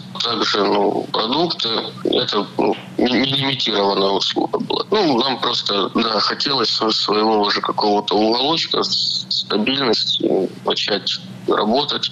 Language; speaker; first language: Russian; native; Russian